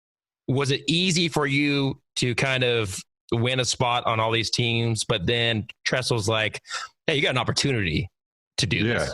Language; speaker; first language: English; native; English